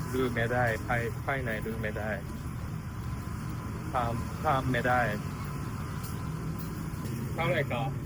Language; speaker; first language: Thai; non-native, learner; Japanese